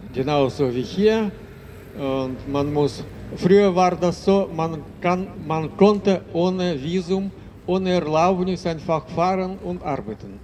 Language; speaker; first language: German; non-native, fluent; Russian